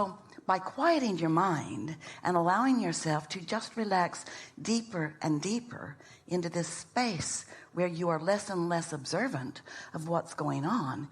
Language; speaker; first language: English; native; English